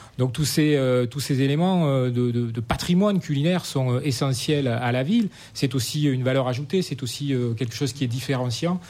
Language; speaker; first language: French; native; French